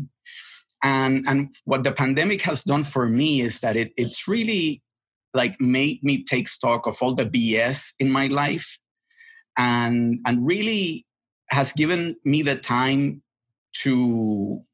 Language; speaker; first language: English; non-native, fluent; Spanish